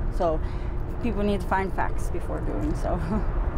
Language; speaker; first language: English; native; English